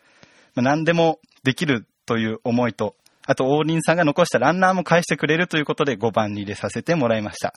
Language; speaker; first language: Japanese; native; Japanese